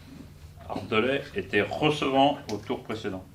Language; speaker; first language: French; native; French